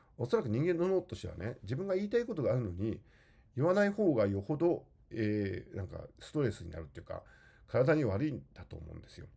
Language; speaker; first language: Japanese; native; Japanese